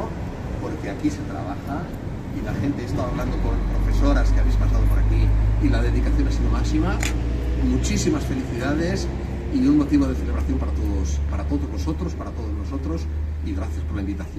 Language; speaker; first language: Spanish; native; Spanish